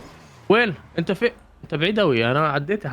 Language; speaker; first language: Arabic; native; Arabic